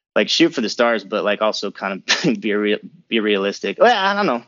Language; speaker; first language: English; native; English